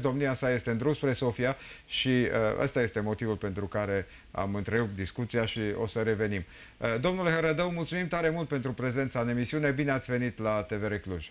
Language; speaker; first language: Romanian; native; Romanian